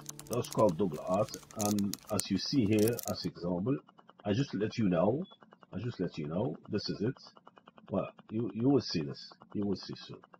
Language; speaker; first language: English; non-native, learner; Arabic